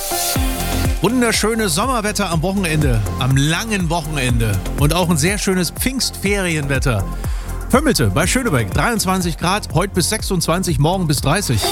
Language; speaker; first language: German; native; German